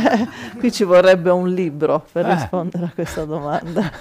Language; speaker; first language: Italian; native; Italian